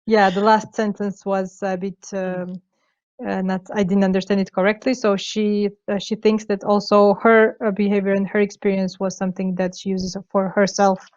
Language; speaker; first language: English; non-native, fluent; Georgian